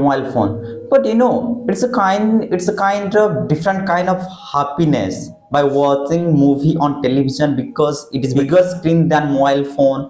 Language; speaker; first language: English; non-native, fluent; Hindi